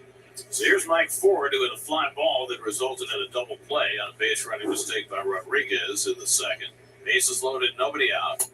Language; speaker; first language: English; native; English